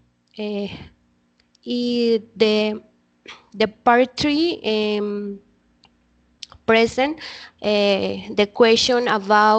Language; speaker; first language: English; non-native, learner; Spanish